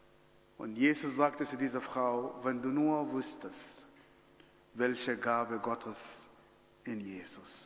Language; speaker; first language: German; non-native, fluent; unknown